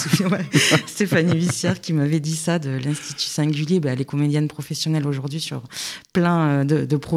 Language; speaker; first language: French; native; French